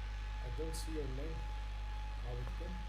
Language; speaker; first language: English; non-native, learner; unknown